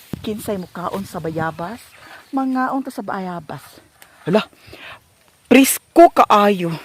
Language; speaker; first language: Cebuano; native; Cebuano